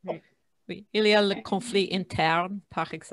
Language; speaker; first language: French; non-native, fluent; English